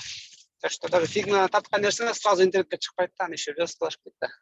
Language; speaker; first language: Kyrgyz; native; Kyrgyz